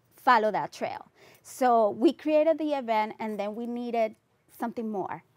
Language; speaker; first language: English; non-native, fluent; Spanish